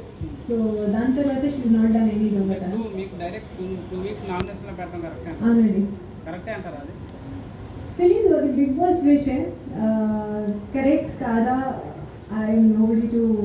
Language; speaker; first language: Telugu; non-native, learner; Hindi